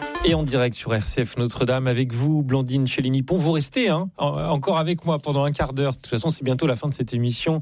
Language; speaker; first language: French; native; French